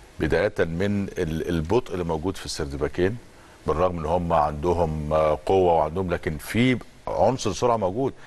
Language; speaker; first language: Egyptian Arabic; native; Egyptian Arabic